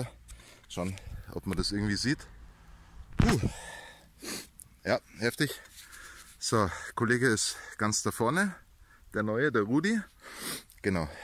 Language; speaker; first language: German; native; German